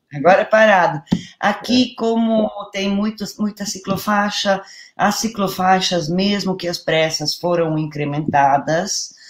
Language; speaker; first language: Portuguese; non-native, fluent; Italian